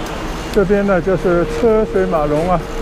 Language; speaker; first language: Chinese; non-native, local second language; Cantonese